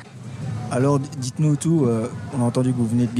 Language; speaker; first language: French; native; French